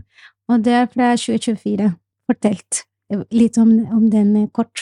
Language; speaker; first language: Norwegian; non-native, fluent; Spanish